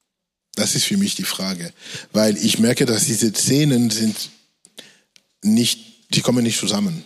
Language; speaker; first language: German; non-native, fluent; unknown